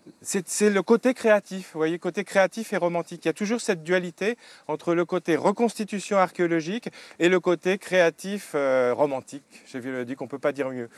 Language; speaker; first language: French; native; French